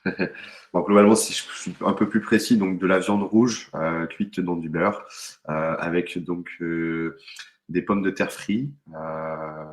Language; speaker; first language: French; native; French